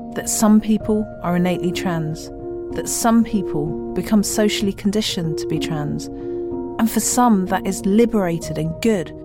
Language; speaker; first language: English; native; English